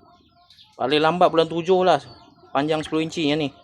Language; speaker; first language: Malay; native; Malay